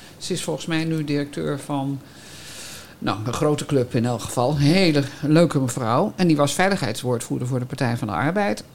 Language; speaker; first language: Dutch; native; Dutch